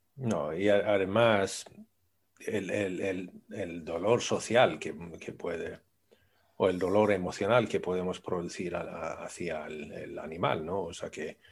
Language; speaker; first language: Spanish; non-native, fluent; Swedish